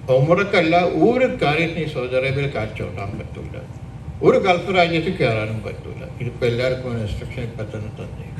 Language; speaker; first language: Malayalam; early bilingual, heritage; Malayalam